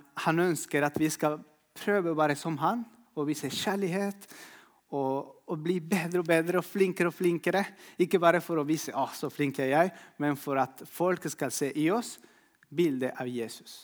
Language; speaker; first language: Norwegian; non-native, fluent; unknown